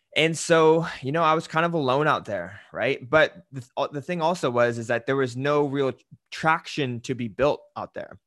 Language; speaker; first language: English; native; English